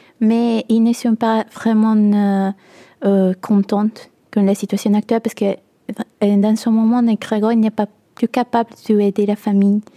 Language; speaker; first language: French; non-native, learner; Italian